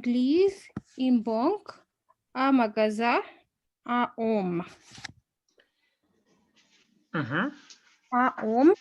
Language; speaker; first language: French; non-native, learner; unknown